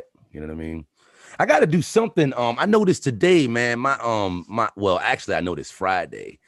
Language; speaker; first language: English; native; English